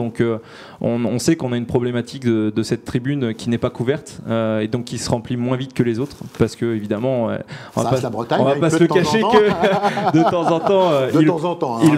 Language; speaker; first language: French; native; French